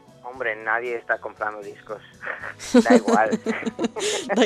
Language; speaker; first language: Spanish; non-native, fluent; English